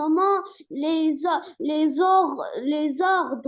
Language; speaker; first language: French; non-native, learner; Arabic